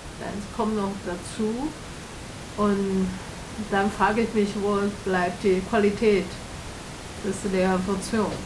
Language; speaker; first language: German; non-native, learner; Chinese